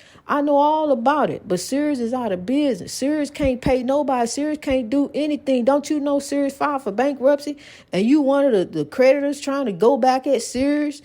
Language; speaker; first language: English; native; English